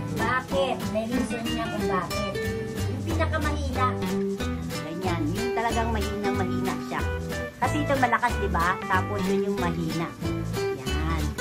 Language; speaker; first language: Filipino; native; Filipino